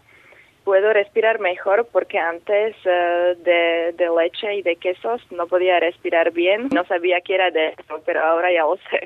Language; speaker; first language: Spanish; non-native, fluent; Slovak